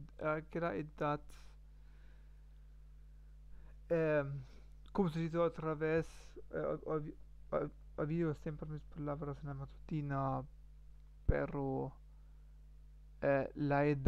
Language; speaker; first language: Spanish; non-native, learner; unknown